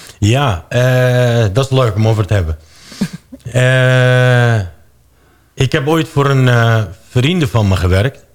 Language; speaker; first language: Dutch; non-native, fluent; Arabic